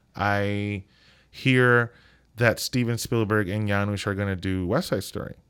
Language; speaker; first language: English; non-native, fluent; Spanish